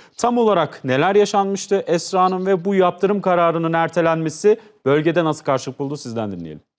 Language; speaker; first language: Turkish; native; Turkish